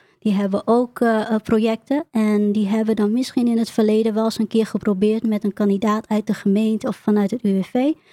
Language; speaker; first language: Dutch; early bilingual, other home language; Vietnamese